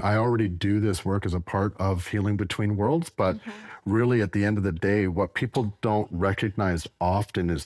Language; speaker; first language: English; native; English